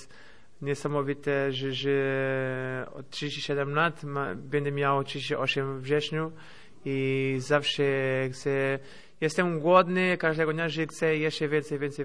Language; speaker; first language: Polish; non-native, fluent; Portuguese